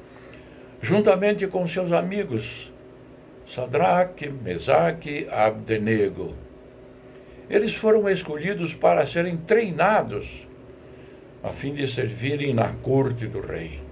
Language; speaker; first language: Portuguese; native; Portuguese